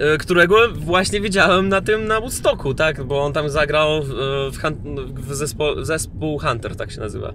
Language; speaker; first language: Polish; non-native, fluent; Russian